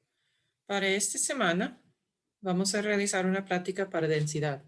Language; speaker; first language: Spanish; non-native, fluent; English